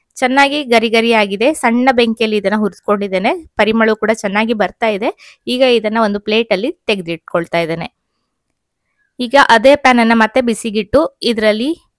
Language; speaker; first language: Kannada; native; Kannada